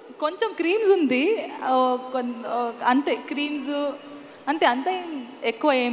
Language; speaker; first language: Telugu; non-native, learner; Kannada